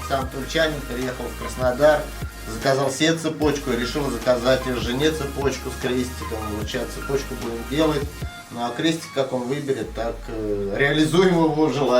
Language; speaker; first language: Russian; native; Russian